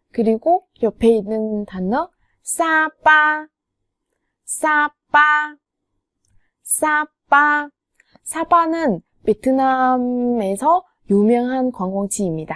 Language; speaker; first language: Korean; non-native, fluent; Vietnamese